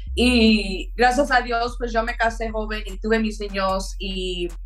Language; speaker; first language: Spanish; early bilingual, heritage; Spanish